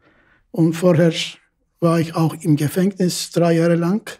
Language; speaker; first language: German; non-native, fluent; Turkish